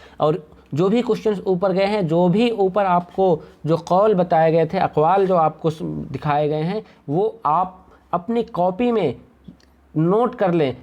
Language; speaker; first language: Urdu; native; Urdu